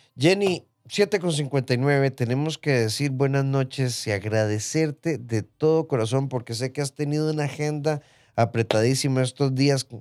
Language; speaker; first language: Spanish; native; Spanish